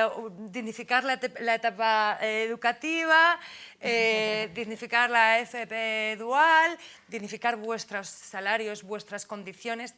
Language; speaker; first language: Spanish; native; Spanish